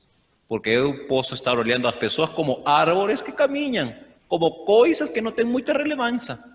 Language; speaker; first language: Portuguese; non-native, fluent; Spanish